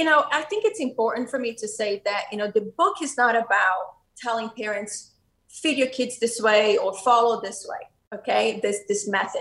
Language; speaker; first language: English; non-native, fluent; Portuguese